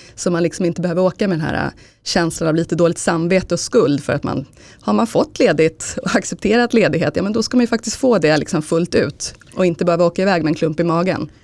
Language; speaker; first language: Swedish; native; Swedish